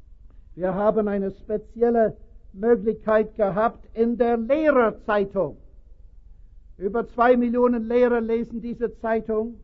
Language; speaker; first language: German; non-native, fluent; English